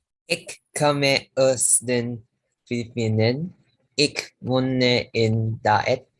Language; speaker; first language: German; non-native, learner; Filipino